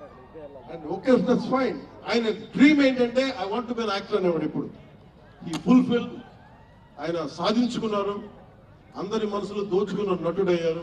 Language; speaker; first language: Telugu; native; Telugu